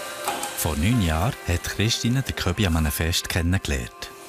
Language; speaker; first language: German; native; German